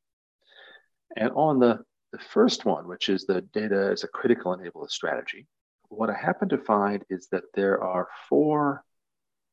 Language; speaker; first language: English; native; English